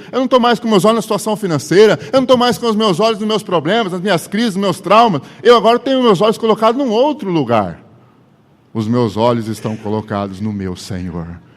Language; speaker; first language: Portuguese; native; Portuguese